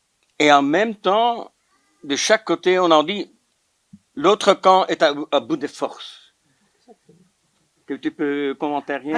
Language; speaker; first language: French; non-native, local second language; Dutch